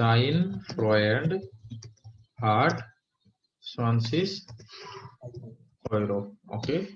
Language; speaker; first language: German; non-native, fluent; Hindi